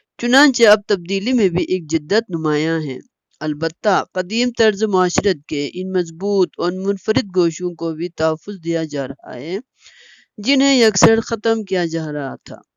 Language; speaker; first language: Urdu; non-native, local second language; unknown